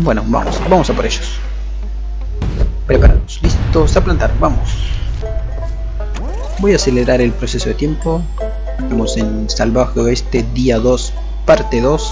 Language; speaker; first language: Spanish; native; Spanish